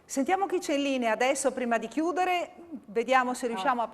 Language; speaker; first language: Italian; native; Italian